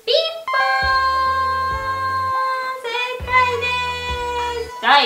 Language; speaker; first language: Japanese; native; Japanese